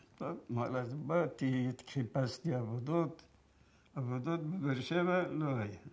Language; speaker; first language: Hebrew; non-native, fluent; Persian